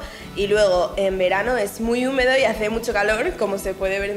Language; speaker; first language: Spanish; native; Spanish